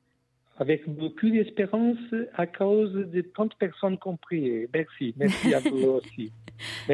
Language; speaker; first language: French; non-native, learner; Portuguese